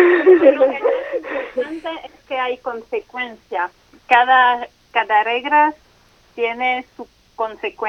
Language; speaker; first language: Spanish; non-native, learner; French